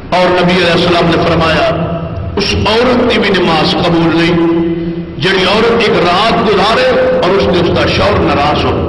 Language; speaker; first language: Urdu; non-native, local second language; Punjabi